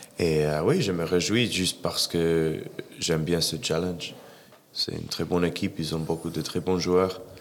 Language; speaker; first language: French; non-native, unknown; English